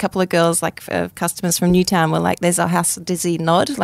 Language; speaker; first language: English; native; English